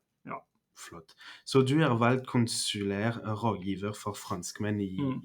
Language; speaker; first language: Norwegian; non-native, fluent; French